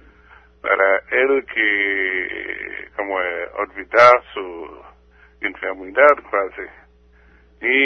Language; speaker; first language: Spanish; non-native, fluent; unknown